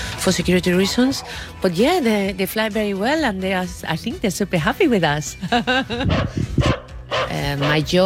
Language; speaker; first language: English; non-native, learner; Spanish